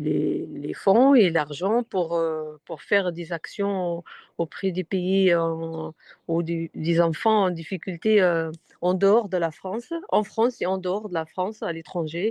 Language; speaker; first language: French; non-native, fluent; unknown